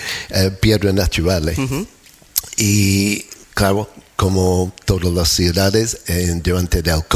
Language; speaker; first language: Spanish; non-native, fluent; English